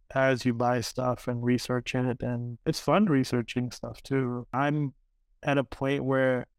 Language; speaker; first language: English; early bilingual, other home language; Arabic